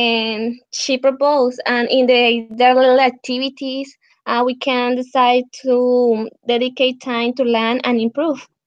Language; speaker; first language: English; non-native, learner; Spanish